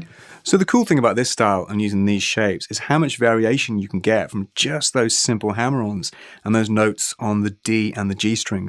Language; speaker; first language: English; native; English